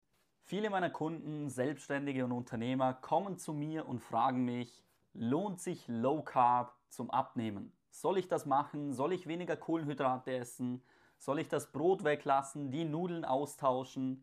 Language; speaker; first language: German; native; German